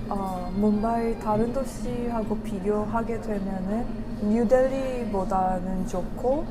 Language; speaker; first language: Korean; non-native, fluent; Hindi